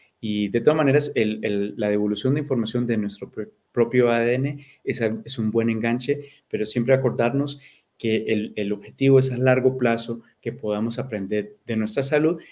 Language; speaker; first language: Spanish; early bilingual, heritage; Spanish